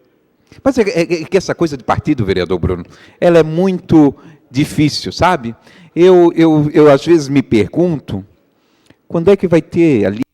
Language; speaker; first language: Portuguese; native; Portuguese